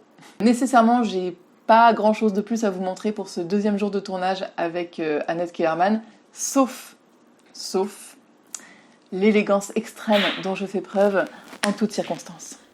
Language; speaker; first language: French; native; French